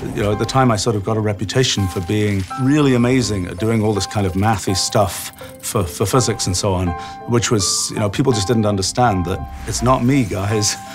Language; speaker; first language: English; native; English